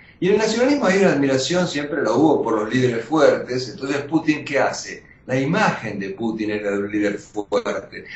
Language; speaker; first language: Spanish; early bilingual, other home language; Russian